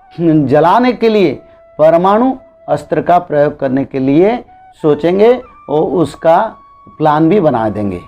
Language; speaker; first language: Hindi; non-native, local second language; Odia